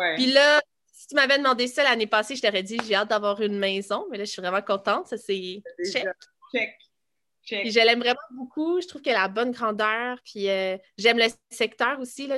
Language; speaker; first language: French; native; French